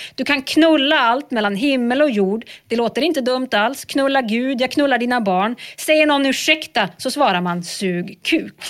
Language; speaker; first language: Swedish; native; Swedish